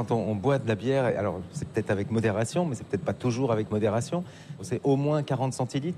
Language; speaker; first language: French; native; French